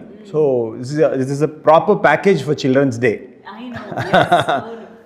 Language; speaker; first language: Telugu; non-native, learner; Kannada